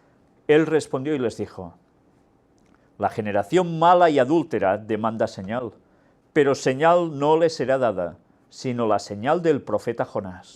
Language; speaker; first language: Spanish; native; Spanish